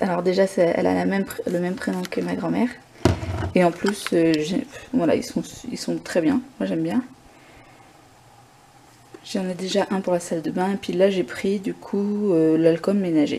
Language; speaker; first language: French; native; French